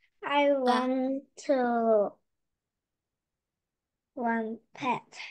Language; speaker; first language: English; non-native, learner; Korean